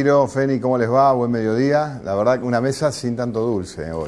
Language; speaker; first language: Spanish; native; Spanish